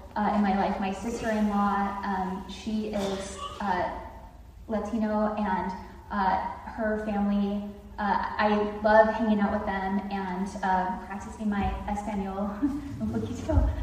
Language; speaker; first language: English; native; English